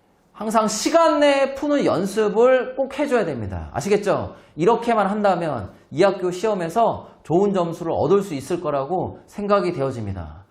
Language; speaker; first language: Korean; native; Korean